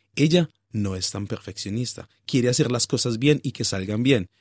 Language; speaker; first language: Spanish; native; Spanish